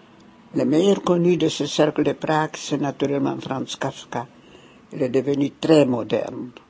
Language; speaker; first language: French; non-native, fluent; German